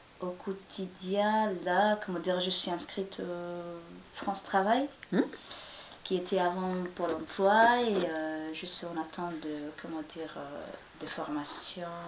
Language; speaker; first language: French; non-native, local second language; Somali